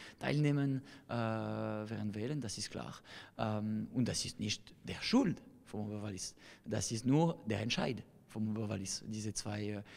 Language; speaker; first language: German; non-native, local second language; French